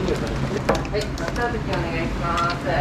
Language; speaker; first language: Japanese; native; Japanese